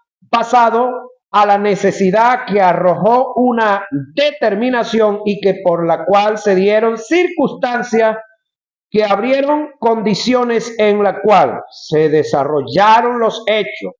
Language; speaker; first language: Spanish; native; Spanish